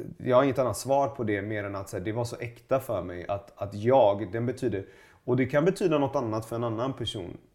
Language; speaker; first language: Swedish; early bilingual, other home language; Persian